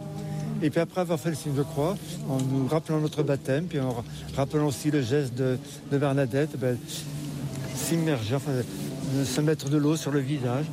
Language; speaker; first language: French; native; French